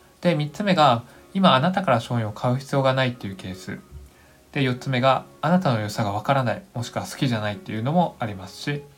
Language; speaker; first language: Japanese; native; Japanese